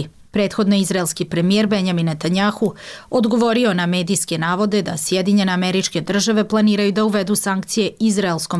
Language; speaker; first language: Serbian; native; Serbian